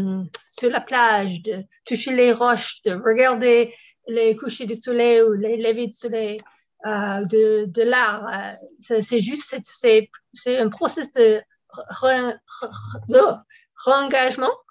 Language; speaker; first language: French; non-native, fluent; English